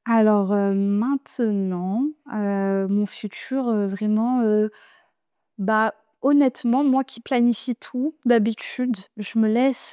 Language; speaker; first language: French; native; French